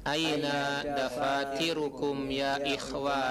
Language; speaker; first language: Arabic; non-native, learner; Indonesian